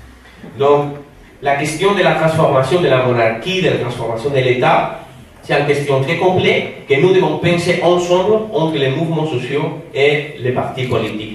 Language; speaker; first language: French; non-native, fluent; Spanish